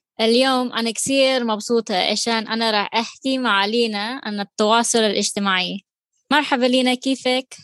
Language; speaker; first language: Arabic; non-native, learner; English